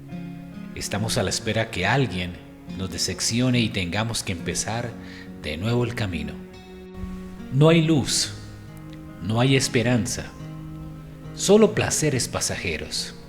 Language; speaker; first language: Spanish; native; Spanish